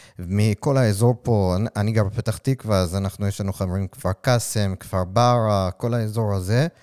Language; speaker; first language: Hebrew; native; Hebrew